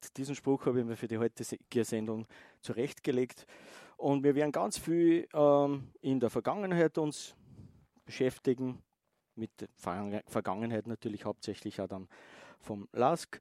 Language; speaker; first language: German; native; German